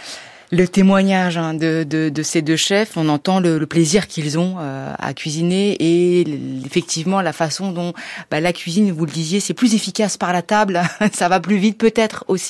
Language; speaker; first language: French; native; French